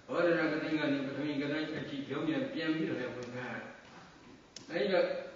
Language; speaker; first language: Burmese; native; Burmese